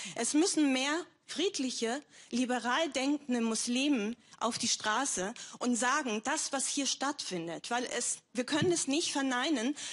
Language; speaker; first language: German; non-native, fluent; Greek